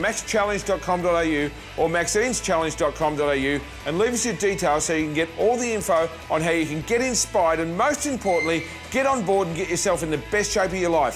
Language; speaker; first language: English; native; English